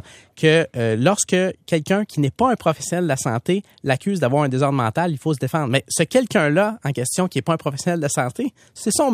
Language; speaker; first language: French; native; French